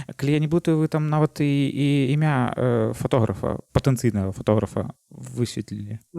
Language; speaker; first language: Belarusian; non-native, local second language; Russian